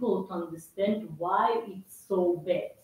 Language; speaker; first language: English; non-native, learner; Russian